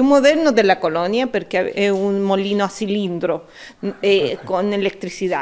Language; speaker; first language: Italian; early bilingual, heritage; Spanish